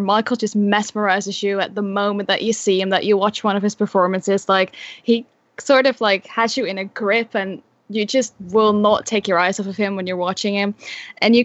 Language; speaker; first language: English; non-native, fluent; Dutch